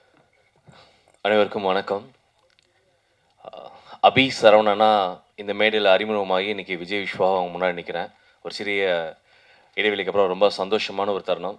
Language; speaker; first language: Tamil; native; Tamil